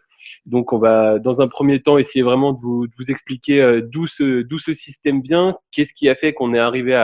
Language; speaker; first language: French; native; French